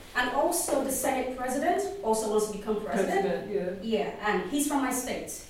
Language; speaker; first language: English; non-native, local second language; Yoruba